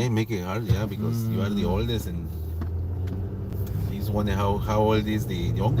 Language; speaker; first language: English; non-native, learner; Spanish